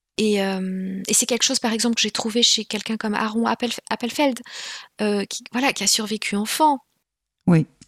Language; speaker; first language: French; non-native, local second language; Kinyarwanda